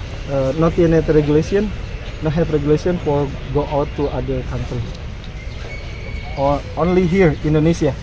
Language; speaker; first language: English; non-native, learner; Indonesian